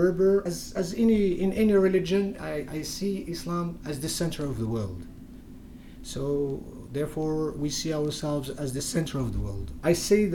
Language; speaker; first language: English; non-native, fluent; Berber languages